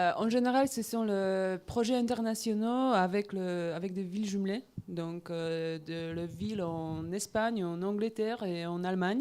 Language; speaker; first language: French; non-native, learner; Polish